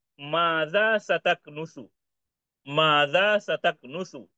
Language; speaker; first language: Arabic; non-native, fluent; Urdu